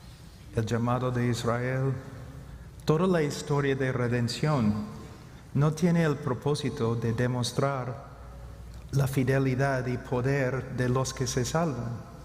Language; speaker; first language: Spanish; non-native, fluent; English